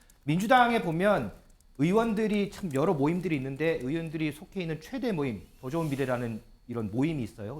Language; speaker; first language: Korean; native; Korean